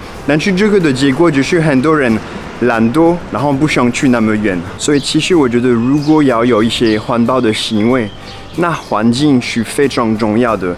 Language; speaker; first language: Chinese; non-native, fluent; French